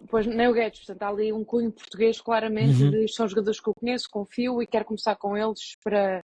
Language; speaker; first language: Portuguese; native; Portuguese